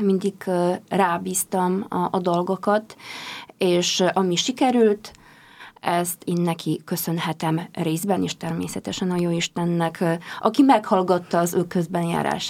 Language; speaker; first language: Hungarian; non-native, fluent; Polish